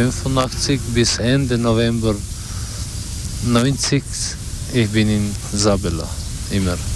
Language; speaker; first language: German; non-native, learner; Albanian